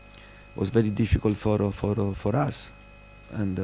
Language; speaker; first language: English; non-native, fluent; Italian